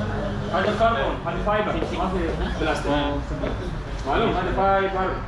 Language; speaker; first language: Arabic; non-native, learner; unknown